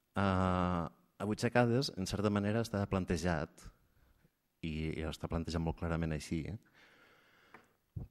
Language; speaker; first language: Catalan; native; Catalan